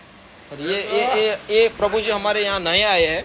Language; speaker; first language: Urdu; non-native, local second language; Gujarati